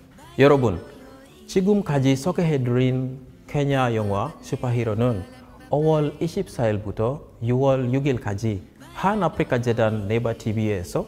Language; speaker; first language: Korean; non-native, fluent; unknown